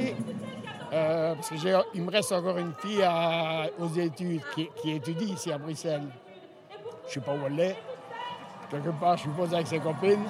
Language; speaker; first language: French; early bilingual, other home language; Spanish